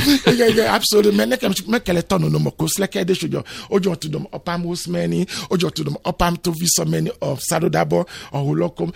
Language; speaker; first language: Hungarian; non-native, fluent; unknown